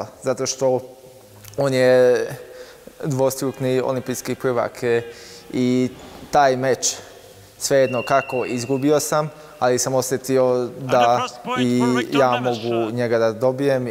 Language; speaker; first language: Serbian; non-native, local second language; Hungarian